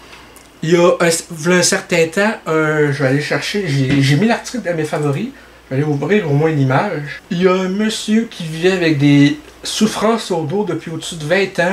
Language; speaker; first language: French; native; French